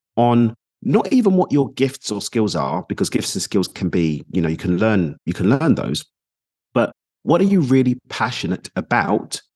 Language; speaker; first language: English; native; English